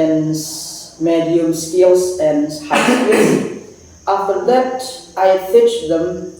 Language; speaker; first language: English; non-native, fluent; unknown